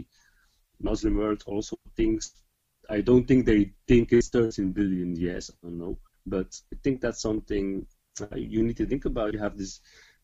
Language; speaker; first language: English; non-native, fluent; Dutch